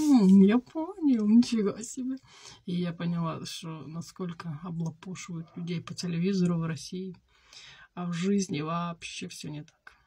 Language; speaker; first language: Russian; native; Russian